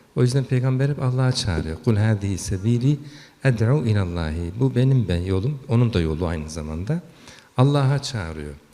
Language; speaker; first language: Turkish; early bilingual, heritage; Turkish